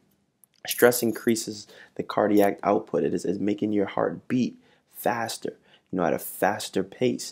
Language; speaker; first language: English; native; English